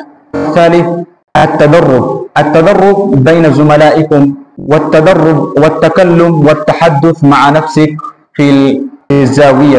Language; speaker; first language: Arabic; non-native, fluent; Urdu